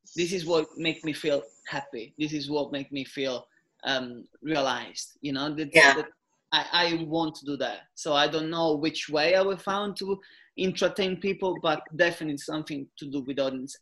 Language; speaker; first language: English; non-native, fluent; Italian